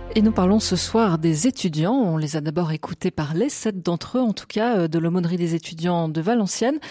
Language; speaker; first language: French; native; French